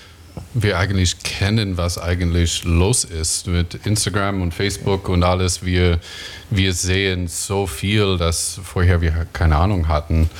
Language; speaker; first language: German; non-native, learner; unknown